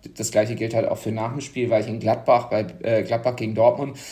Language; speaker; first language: German; native; German